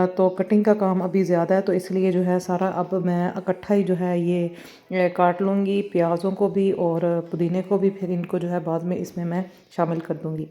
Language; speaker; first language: Urdu; non-native, local second language; Punjabi